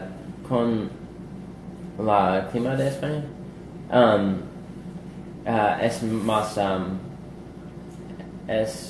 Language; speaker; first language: Spanish; non-native, learner; English